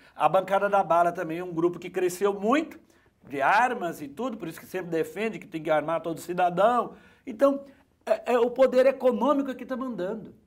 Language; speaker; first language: Portuguese; native; Portuguese